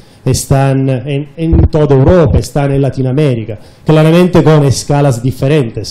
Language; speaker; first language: Spanish; non-native, fluent; Italian